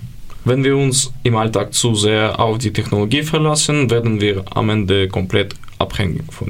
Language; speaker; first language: German; non-native, learner; Ukrainian